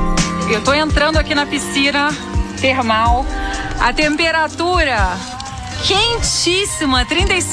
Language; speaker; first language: Portuguese; native; Portuguese